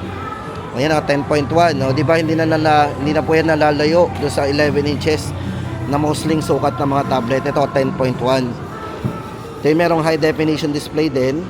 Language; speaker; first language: Filipino; native; Filipino